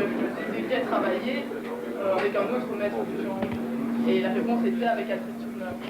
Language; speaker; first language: French; native; French